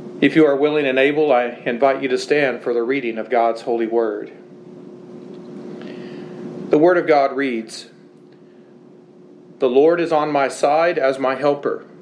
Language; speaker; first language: English; native; English